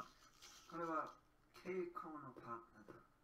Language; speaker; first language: Japanese; non-native, learner; English